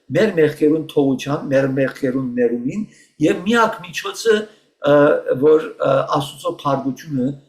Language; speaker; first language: Armenian; early bilingual, heritage; Armenian